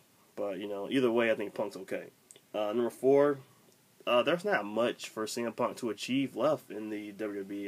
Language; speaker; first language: English; native; English